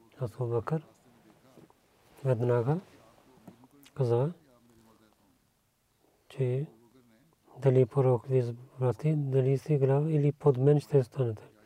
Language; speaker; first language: Bulgarian; non-native, learner; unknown